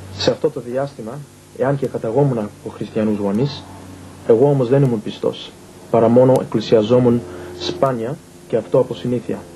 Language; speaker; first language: Greek; early bilingual, heritage; Greek